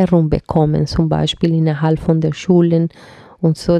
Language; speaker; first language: German; non-native, fluent; Spanish